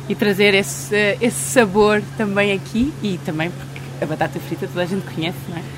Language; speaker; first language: Portuguese; early bilingual, other home language; English